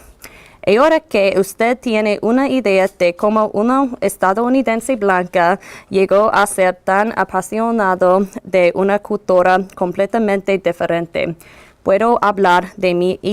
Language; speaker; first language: Spanish; non-native, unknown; English